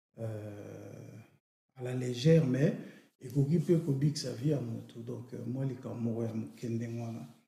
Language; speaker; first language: Lingala; native; Lingala